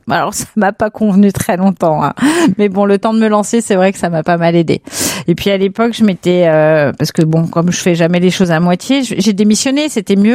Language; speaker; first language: French; native; French